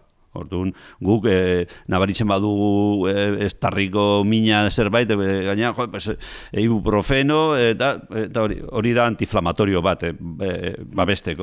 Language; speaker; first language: Basque; non-native, local second language; Spanish